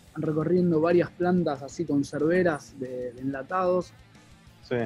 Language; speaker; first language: Spanish; native; Spanish